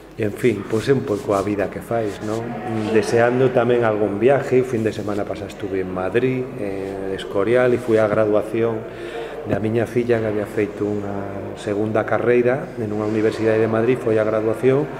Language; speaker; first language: Galician; native; Galician